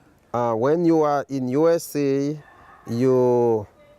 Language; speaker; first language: English; non-native, local second language; Haitian Creole